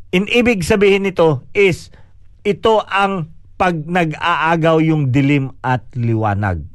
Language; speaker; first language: Filipino; non-native, local second language; Cebuano